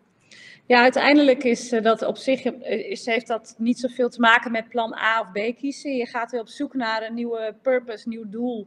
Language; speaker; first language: Dutch; native; Dutch